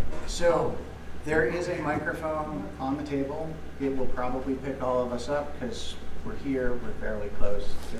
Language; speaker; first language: English; native; English